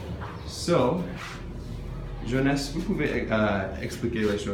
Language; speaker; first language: French; non-native, learner; English